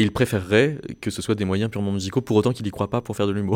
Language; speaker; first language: French; native; French